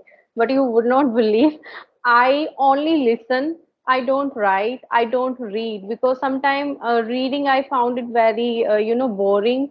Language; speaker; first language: English; non-native, learner; Hindi